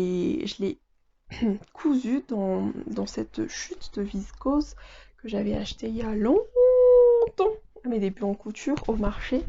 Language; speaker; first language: French; native; French